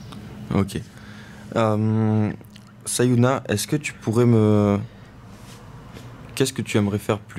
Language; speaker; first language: French; native; French